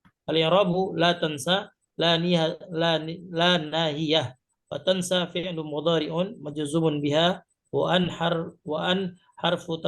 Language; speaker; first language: Arabic; non-native, learner; Indonesian